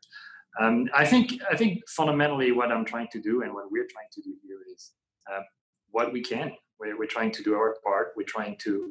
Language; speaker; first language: English; non-native, fluent; French